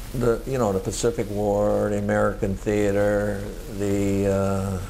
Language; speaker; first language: English; native; English